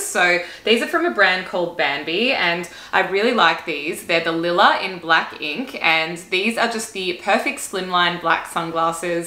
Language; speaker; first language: English; native; English